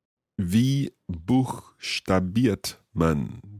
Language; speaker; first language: German; non-native, learner; English